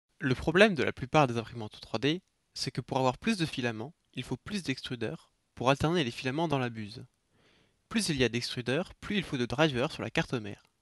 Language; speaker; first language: French; native; French